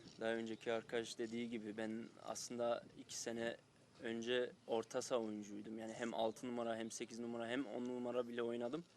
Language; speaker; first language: Turkish; early bilingual, heritage; Turkish